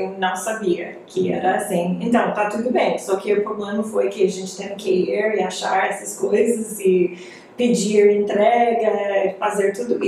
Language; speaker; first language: Portuguese; non-native, fluent; English